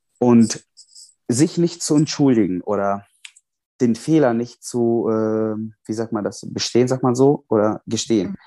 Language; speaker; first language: German; non-native, fluent; Arabic